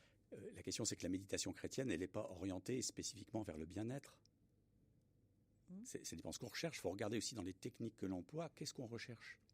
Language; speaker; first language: French; native; French